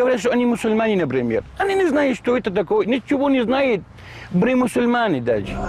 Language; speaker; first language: Russian; non-native, learner; Arabic